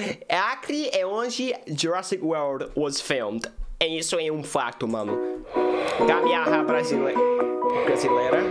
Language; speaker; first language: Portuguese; non-native, learner; English